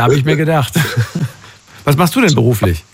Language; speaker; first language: German; native; German